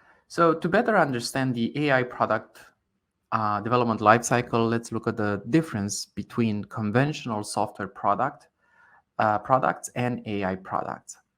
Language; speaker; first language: English; non-native, fluent; Romanian